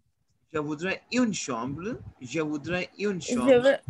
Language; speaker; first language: French; non-native, learner; Hindi